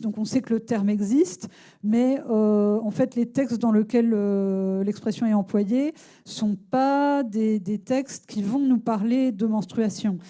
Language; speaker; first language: French; native; French